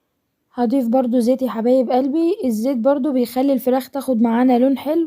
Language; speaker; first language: Arabic; native; Arabic